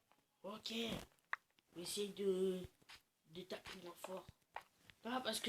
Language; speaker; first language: French; native; French